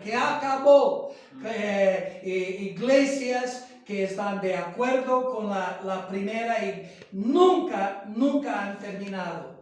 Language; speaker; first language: Spanish; non-native, fluent; English